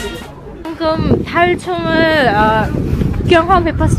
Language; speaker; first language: Korean; non-native, learner; Mongolian